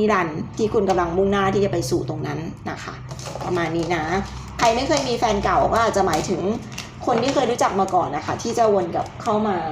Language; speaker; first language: Thai; native; Thai